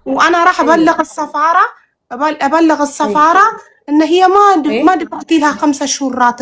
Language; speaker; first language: Arabic; non-native, fluent; Amharic